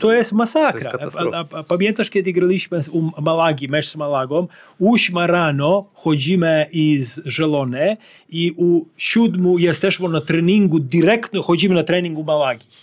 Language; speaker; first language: Polish; non-native, learner; Serbian